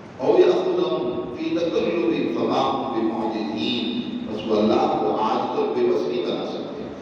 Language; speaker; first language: Urdu; non-native, local second language; Punjabi